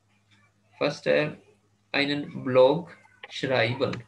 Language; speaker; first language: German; non-native, fluent; Urdu